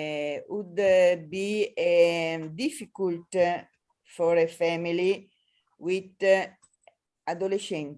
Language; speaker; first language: English; non-native, learner; Italian